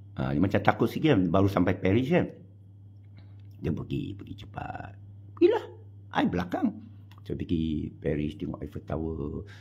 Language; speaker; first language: Malay; non-native, local second language; Chinese